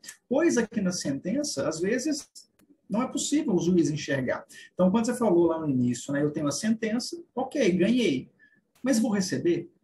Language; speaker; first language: Portuguese; native; Portuguese